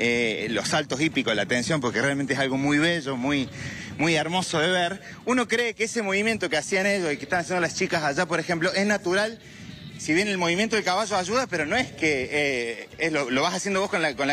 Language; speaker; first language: Spanish; native; Spanish